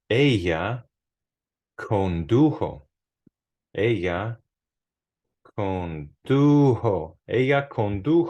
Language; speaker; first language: Spanish; non-native, fluent; English